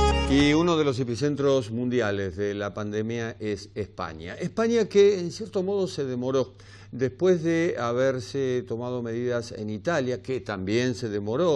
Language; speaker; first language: Spanish; native; Spanish